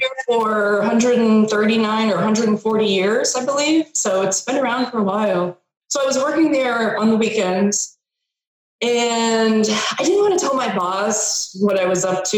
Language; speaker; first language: English; native; English